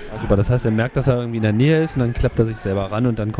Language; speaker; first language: German; native; German